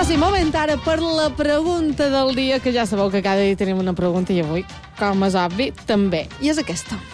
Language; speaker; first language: Catalan; native; Catalan